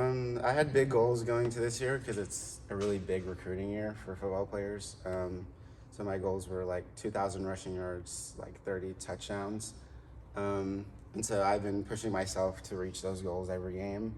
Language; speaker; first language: English; native; English